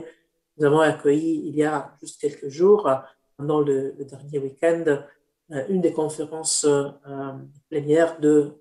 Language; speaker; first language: French; non-native, fluent; Italian